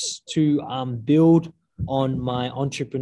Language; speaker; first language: English; native; English